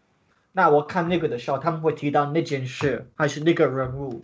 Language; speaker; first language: Chinese; non-native, learner; English